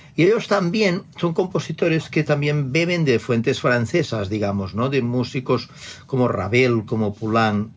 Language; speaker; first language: Spanish; non-native, local second language; Catalan